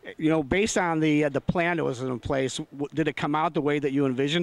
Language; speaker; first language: English; native; English